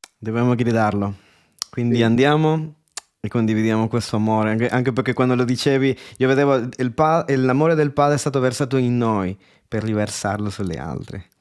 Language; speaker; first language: Italian; non-native, fluent; Spanish